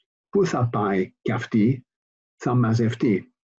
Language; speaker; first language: Greek; non-native, fluent; English